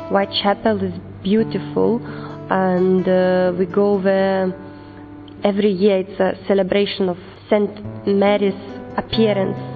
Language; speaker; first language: English; non-native, learner; Lithuanian